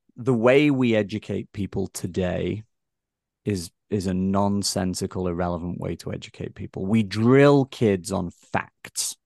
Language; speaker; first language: English; native; English